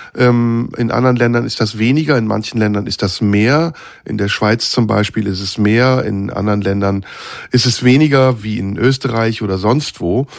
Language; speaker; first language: German; early bilingual, other home language; Turkish